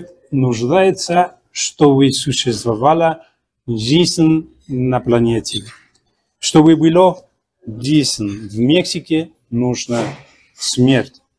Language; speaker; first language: Russian; non-native, fluent; Spanish